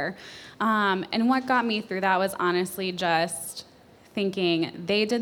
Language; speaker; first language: English; native; English